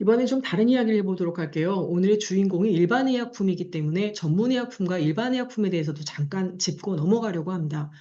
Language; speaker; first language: Korean; native; Korean